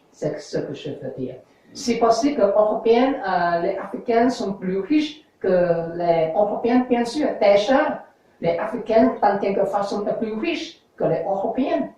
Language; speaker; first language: French; non-native, learner; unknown